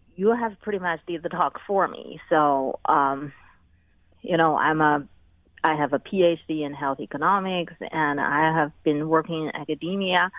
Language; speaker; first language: English; non-native, fluent; Chinese